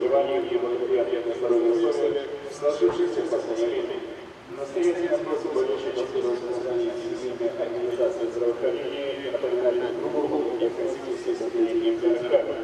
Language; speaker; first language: Russian; native; Russian